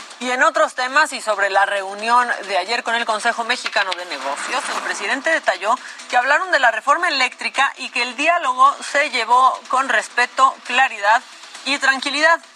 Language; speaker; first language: Spanish; native; Spanish